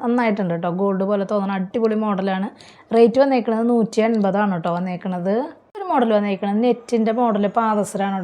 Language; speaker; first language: Malayalam; native; Malayalam